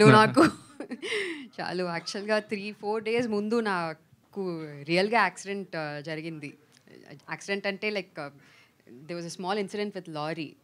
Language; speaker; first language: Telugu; non-native, fluent; Tamil